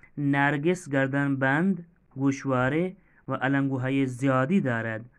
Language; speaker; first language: Persian; non-native, fluent; Urdu